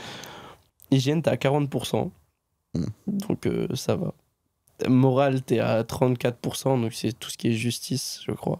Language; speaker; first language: French; native; French